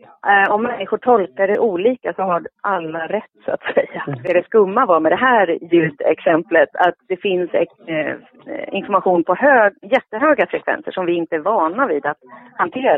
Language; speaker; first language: Swedish; native; Swedish